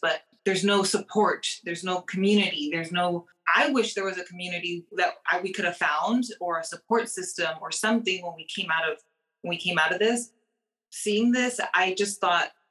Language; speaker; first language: English; early bilingual, other home language; Spanish